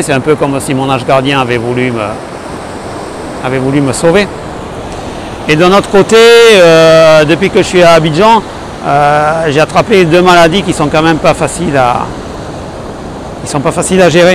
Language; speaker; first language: French; native; French